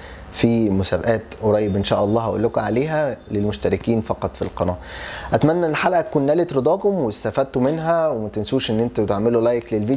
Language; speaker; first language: Arabic; native; Arabic